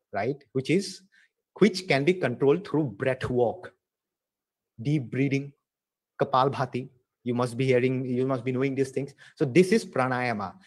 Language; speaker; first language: English; non-native, local second language; Assamese